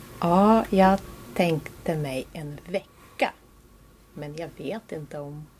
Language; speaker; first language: Swedish; non-native, learner; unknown